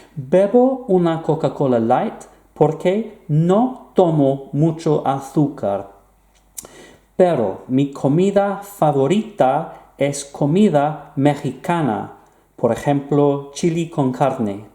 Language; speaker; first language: Spanish; non-native, fluent; English